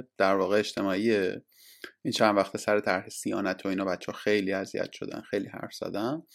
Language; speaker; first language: Persian; native; Persian